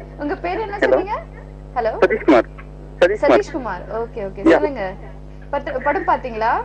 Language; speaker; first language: Tamil; non-native, local second language; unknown